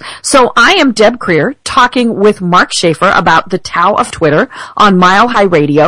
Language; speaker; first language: English; native; English